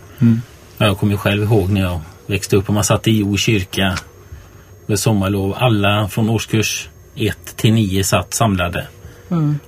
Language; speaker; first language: Swedish; native; Swedish